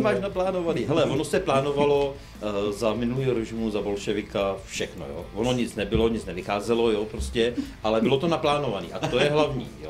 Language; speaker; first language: Czech; native; Czech